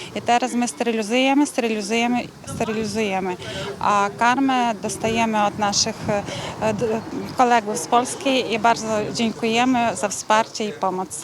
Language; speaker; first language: Polish; non-native, learner; Ukrainian